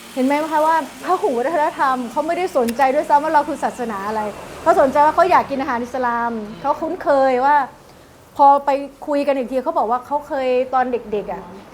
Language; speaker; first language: Thai; native; Thai